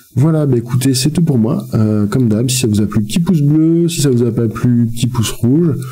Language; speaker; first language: French; native; French